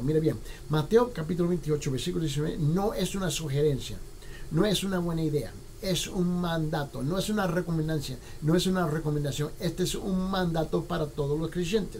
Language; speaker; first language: Spanish; early bilingual, heritage; Spanish